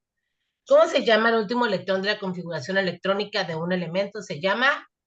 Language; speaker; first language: Spanish; native; Spanish